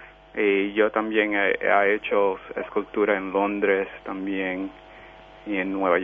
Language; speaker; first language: Spanish; early bilingual, heritage; Spanish